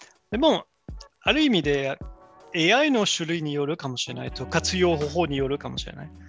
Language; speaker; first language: Japanese; non-native, fluent; French